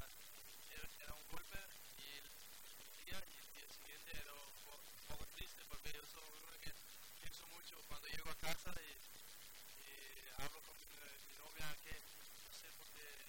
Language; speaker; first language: Spanish; non-native, learner; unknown